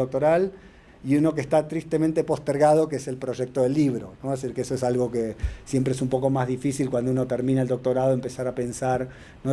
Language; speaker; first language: Spanish; native; Spanish